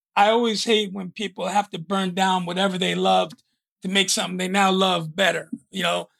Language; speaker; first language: English; native; English